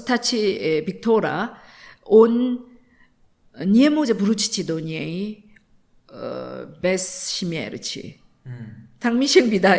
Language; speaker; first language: Polish; non-native, learner; Korean